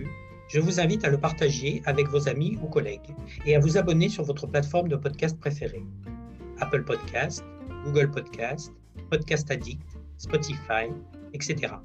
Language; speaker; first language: French; native; French